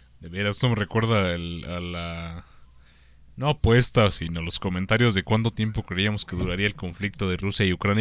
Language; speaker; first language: Spanish; native; Spanish